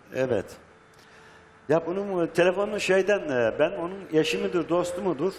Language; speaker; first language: Turkish; native; Turkish